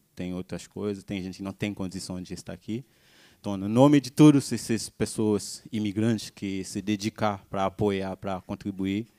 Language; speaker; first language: Portuguese; non-native, fluent; Haitian Creole